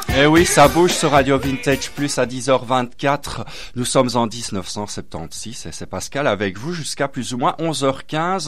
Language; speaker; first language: French; native; French